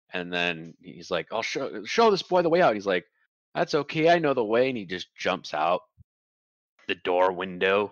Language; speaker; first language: English; native; English